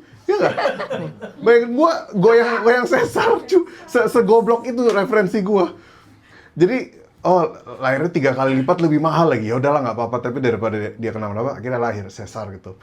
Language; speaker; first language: Indonesian; native; Indonesian